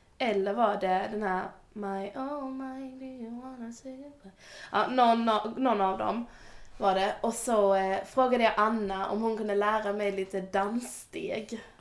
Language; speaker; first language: Swedish; native; Swedish